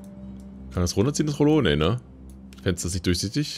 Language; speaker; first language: German; native; German